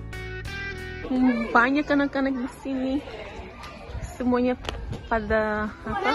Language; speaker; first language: Indonesian; non-native, local second language; Tetum